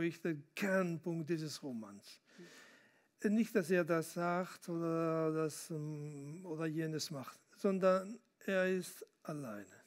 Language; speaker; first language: German; non-native, fluent; Spanish